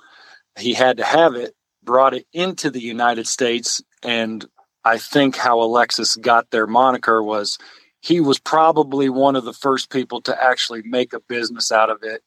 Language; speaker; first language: English; native; English